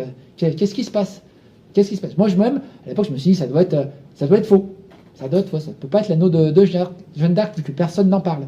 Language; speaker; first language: French; native; French